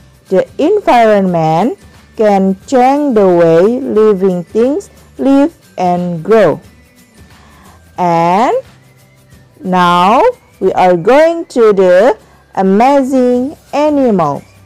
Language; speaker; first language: English; non-native, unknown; Indonesian